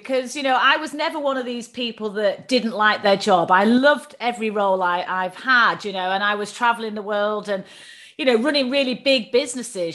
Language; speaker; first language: English; native; English